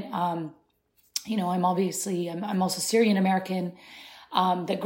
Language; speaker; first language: English; early bilingual, other home language; Arabic